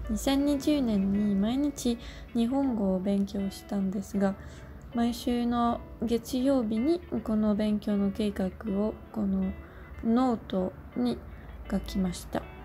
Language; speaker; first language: Japanese; non-native, learner; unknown